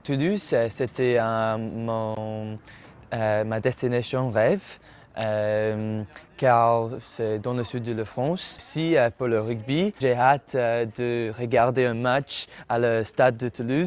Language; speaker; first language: French; non-native, learner; English